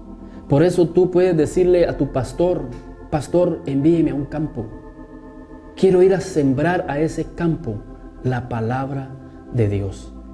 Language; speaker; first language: Spanish; native; Spanish